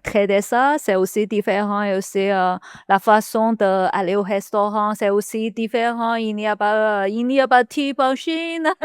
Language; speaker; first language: French; non-native, learner; Chinese